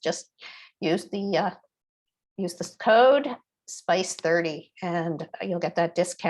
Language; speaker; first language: English; native; English